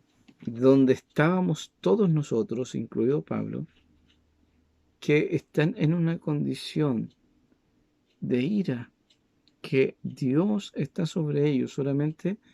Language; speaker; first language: Spanish; native; Spanish